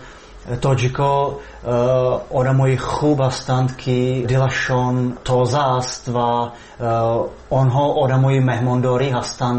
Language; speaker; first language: Persian; non-native, fluent; Czech